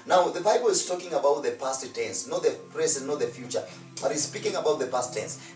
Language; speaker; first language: English; non-native, local second language; Swahili